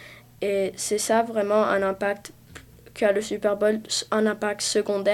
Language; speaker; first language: French; early bilingual, heritage; French